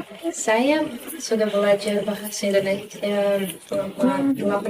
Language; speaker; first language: Indonesian; non-native, fluent; Russian